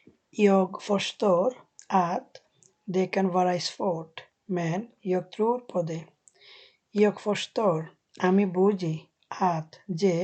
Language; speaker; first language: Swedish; non-native, fluent; Bangla